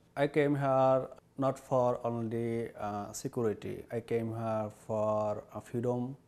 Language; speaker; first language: English; non-native, learner; Bangla